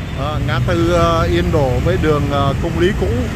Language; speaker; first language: Vietnamese; native; Vietnamese